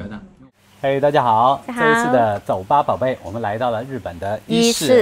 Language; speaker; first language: Chinese; native; Chinese